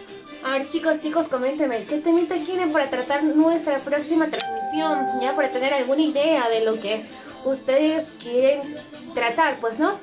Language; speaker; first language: Spanish; native; Spanish